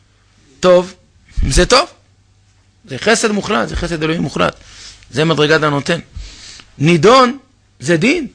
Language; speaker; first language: Hebrew; native; Hebrew